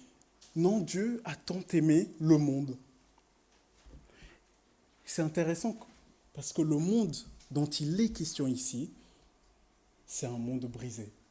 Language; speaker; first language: French; native; French